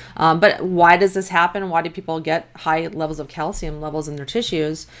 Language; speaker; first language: English; native; English